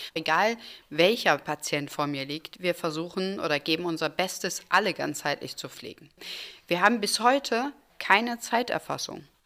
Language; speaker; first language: German; early bilingual, other home language; Turkish